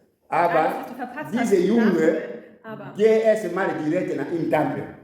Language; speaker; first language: German; non-native, learner; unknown